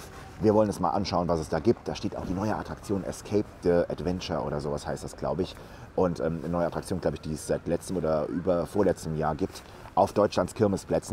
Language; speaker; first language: German; native; German